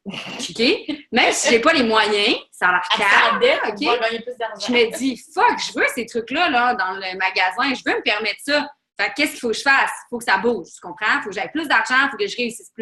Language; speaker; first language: French; native; French